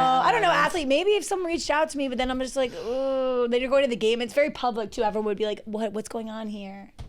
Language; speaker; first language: English; native; English